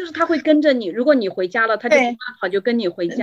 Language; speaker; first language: Chinese; native; Chinese